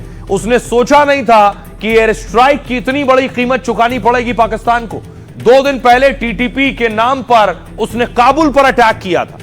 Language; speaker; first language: Hindi; native; Hindi